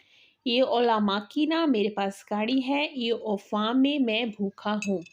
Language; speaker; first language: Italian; non-native, learner; Urdu